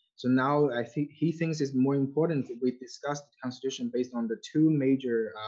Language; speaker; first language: English; non-native, fluent; Chinese